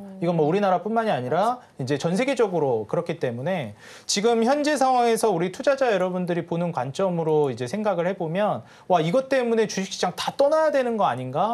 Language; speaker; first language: Korean; native; Korean